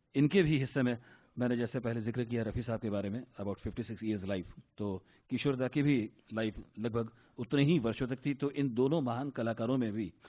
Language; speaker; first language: Hindi; non-native, local second language; Marathi